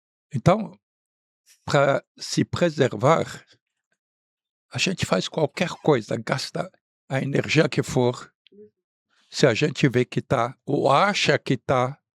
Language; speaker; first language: Portuguese; non-native, fluent; Arabic